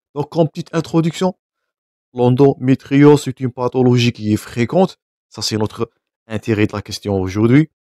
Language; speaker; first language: French; non-native, local second language; Arabic